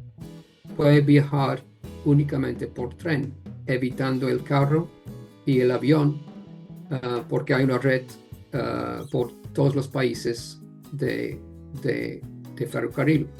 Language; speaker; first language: Spanish; non-native, fluent; English